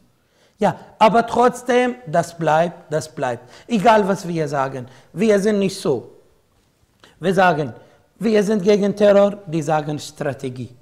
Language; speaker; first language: German; non-native, fluent; Arabic